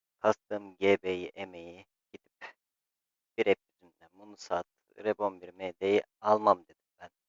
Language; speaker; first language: Turkish; native; Turkish